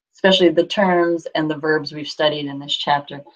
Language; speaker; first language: English; native; English